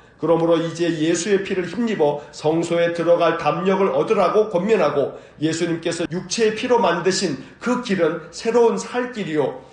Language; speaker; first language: Korean; native; Korean